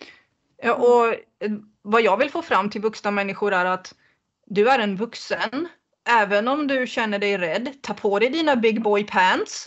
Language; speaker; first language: Swedish; native; Swedish